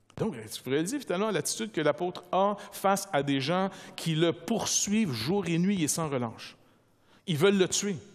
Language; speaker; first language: French; native; French